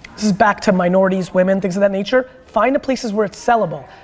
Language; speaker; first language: English; early bilingual, other home language; Russian